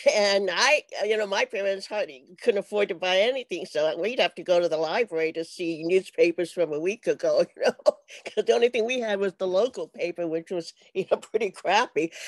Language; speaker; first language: English; native; English